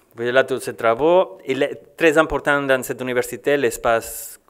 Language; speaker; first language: French; non-native, learner; Spanish